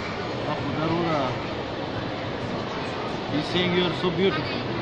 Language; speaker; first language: English; non-native, fluent; Pashto